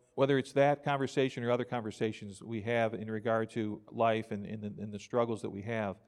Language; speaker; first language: English; native; English